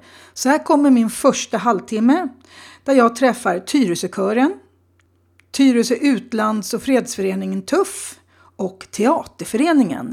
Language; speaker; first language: Swedish; native; Swedish